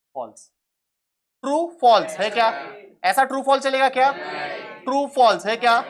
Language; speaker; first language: Hindi; non-native, local second language; Marathi